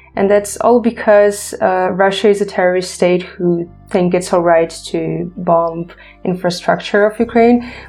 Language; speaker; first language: English; non-native, fluent; Ukrainian